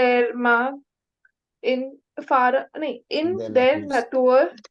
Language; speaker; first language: German; non-native, learner; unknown